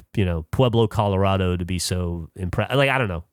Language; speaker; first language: English; native; English